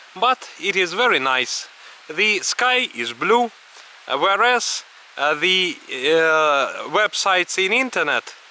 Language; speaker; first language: English; non-native, fluent; Russian